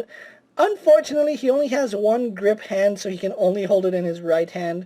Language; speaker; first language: English; native; English